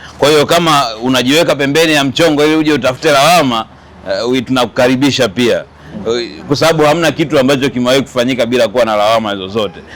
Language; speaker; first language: Swahili; native; Swahili